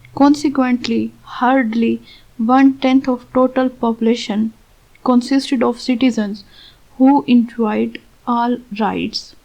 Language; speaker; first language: English; non-native, local second language; Urdu